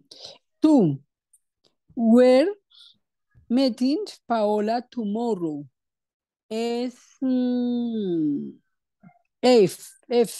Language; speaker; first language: English; non-native, learner; Spanish